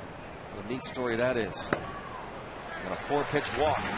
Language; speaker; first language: English; native; English